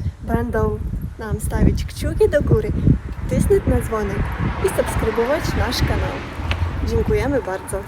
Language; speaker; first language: Polish; non-native, learner; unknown